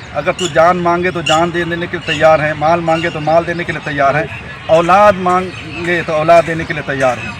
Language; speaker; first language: Urdu; non-native, local second language; Gujarati